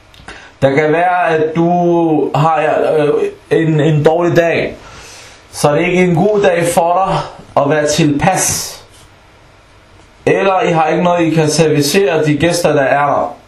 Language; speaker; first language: Danish; non-native, local second language; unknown